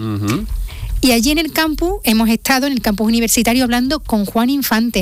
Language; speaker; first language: Spanish; native; Spanish